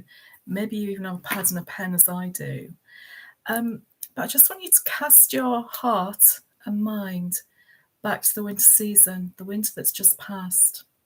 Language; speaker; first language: English; native; English